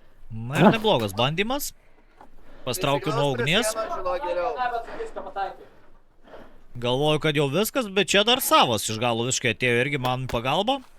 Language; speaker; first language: Lithuanian; native; Lithuanian